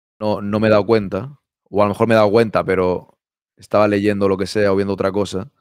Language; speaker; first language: Spanish; native; Spanish